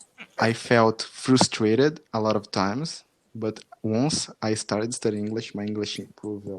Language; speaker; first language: English; non-native, fluent; Portuguese